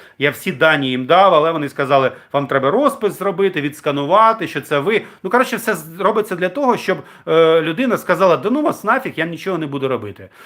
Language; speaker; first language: Ukrainian; non-native, local second language; Russian